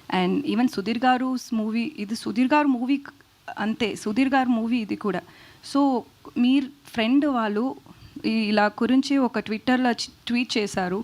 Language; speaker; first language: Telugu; non-native, learner; Tamil